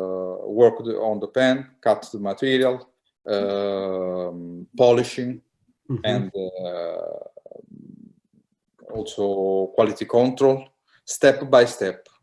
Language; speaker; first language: English; non-native, learner; Italian